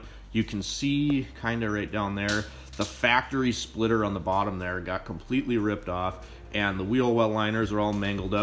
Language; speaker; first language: English; native; English